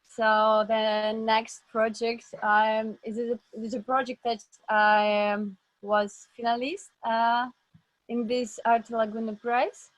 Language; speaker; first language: English; non-native, learner; Russian